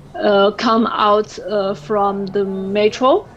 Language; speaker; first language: English; non-native, learner; French